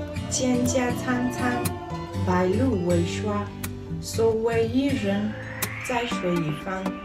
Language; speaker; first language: Chinese; non-native, learner; Slovenian